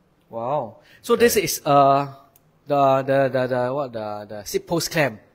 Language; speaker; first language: English; non-native, local second language; Chinese